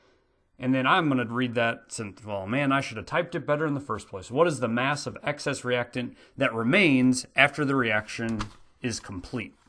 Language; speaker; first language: English; native; English